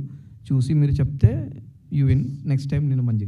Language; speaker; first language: Telugu; non-native, local second language; Malayalam